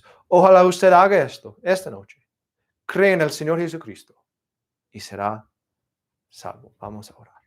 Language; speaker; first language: Spanish; non-native, fluent; English